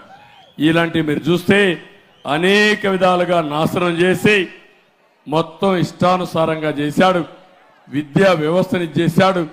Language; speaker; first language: Telugu; native; Telugu